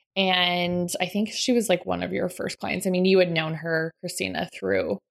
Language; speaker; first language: English; native; English